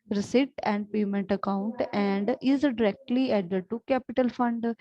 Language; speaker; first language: English; non-native, local second language; Punjabi